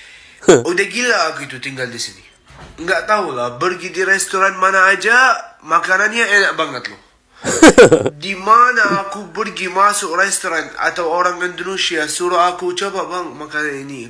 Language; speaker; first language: Indonesian; non-native, fluent; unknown